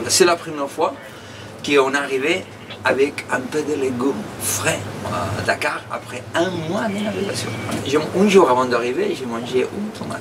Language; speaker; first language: French; non-native, fluent; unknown